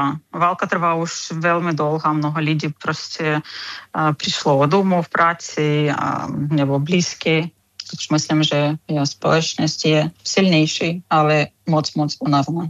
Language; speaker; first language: Czech; non-native, learner; Ukrainian